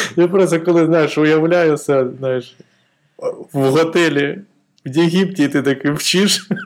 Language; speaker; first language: Ukrainian; non-native, local second language; Russian